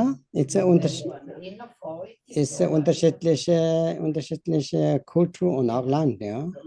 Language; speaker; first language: German; non-native, learner; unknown